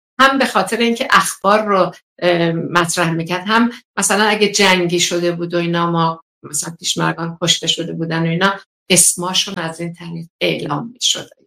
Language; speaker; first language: Persian; non-native, local second language; Azerbaijani